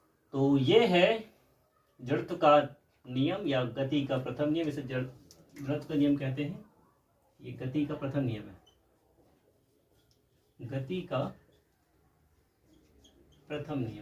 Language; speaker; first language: Hindi; native; Hindi